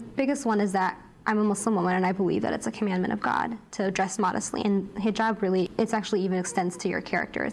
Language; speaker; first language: English; native; English